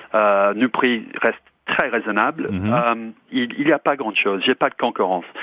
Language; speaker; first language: French; non-native, fluent; English